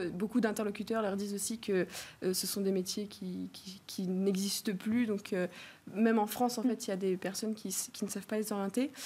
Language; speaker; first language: French; native; French